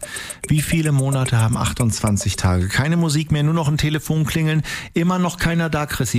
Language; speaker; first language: German; native; German